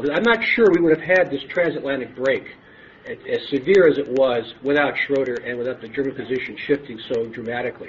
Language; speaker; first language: English; native; English